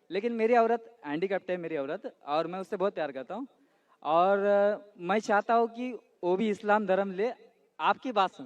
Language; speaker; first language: Hindi; non-native, local second language; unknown